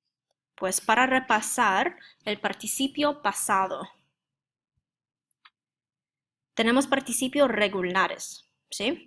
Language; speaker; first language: Spanish; non-native, fluent; English